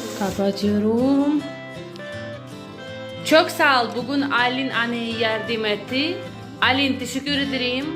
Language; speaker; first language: Turkish; non-native, learner; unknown